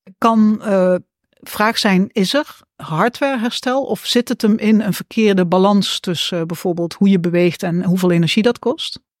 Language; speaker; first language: Dutch; native; Dutch